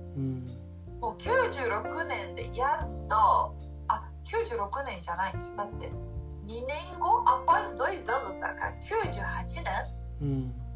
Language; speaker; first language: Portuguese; non-native, learner; Japanese